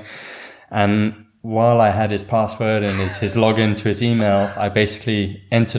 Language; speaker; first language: English; native; English